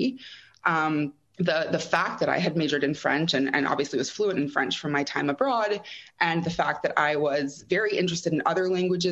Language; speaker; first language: English; native; English